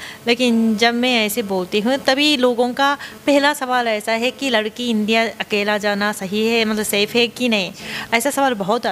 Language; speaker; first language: Hindi; non-native, fluent; Japanese